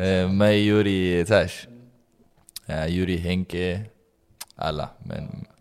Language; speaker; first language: Swedish; non-native, learner; Danish